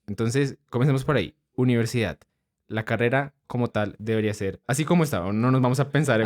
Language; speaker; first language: Spanish; native; Spanish